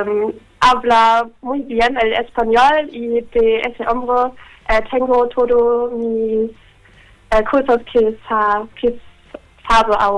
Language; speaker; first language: Spanish; non-native, learner; German